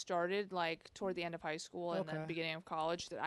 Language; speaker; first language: English; early bilingual, other home language; Chinese